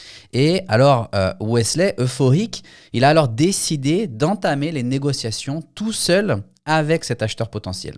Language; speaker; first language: French; native; French